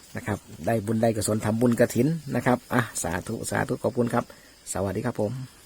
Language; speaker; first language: Thai; native; Thai